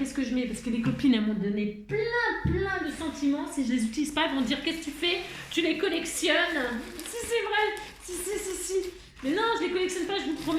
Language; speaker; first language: French; native; French